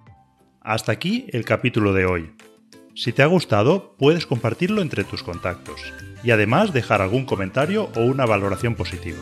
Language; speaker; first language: Spanish; native; Spanish